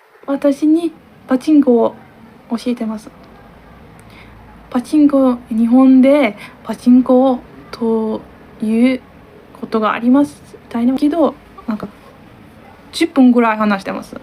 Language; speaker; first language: Japanese; non-native, learner; Turkish